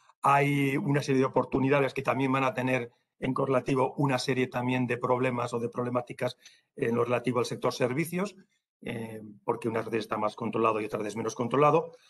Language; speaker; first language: Spanish; native; Spanish